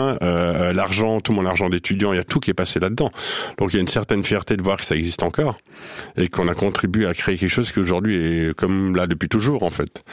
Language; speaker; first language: French; non-native, local second language; Swiss German